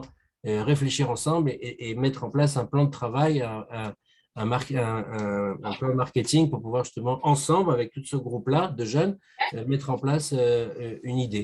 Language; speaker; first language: French; native; French